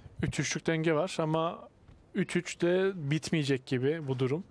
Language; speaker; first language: Turkish; native; Turkish